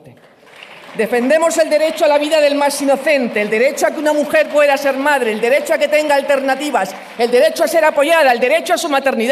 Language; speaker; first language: Spanish; native; Spanish